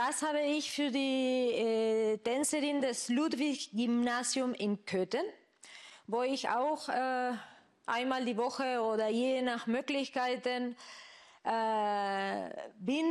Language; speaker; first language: German; non-native, fluent; Spanish